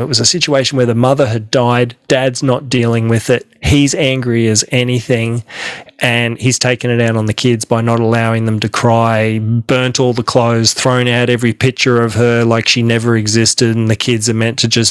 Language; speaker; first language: English; native; English